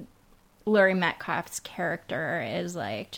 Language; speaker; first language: English; native; English